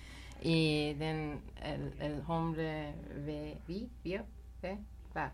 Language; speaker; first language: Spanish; non-native, learner; Persian